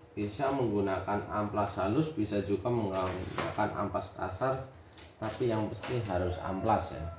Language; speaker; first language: Indonesian; native; Indonesian